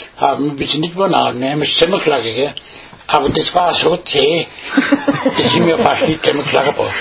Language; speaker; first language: German; native; German